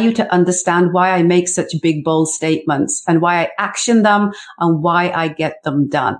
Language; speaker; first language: English; native; English